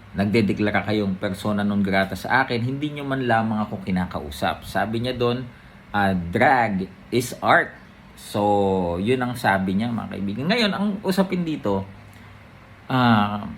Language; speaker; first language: Filipino; native; Filipino